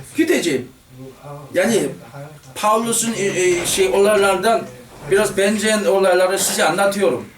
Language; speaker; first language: Turkish; non-native, fluent; Korean